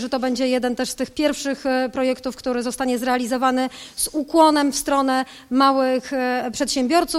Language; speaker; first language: Polish; native; Polish